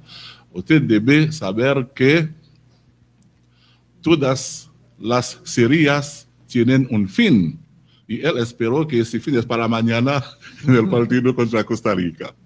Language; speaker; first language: Spanish; non-native, learner; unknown